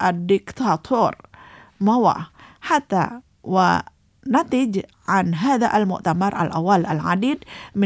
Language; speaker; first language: Arabic; non-native, fluent; Indonesian